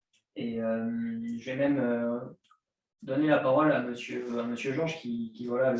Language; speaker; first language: French; native; French